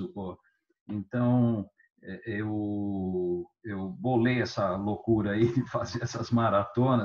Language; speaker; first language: Portuguese; native; Portuguese